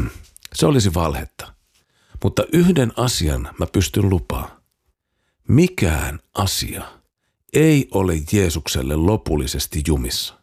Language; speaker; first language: Finnish; native; Finnish